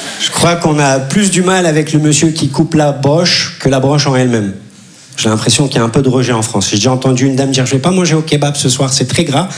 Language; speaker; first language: French; early bilingual, other home language; Turkish